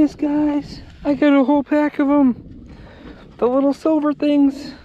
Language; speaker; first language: English; native; English